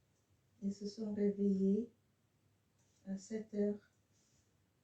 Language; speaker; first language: French; non-native, fluent; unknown